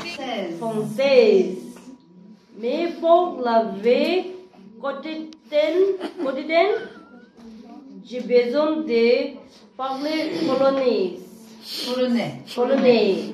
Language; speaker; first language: French; non-native, learner; Tibetan